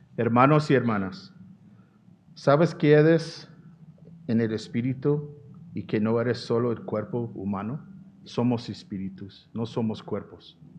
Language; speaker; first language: Spanish; non-native, fluent; English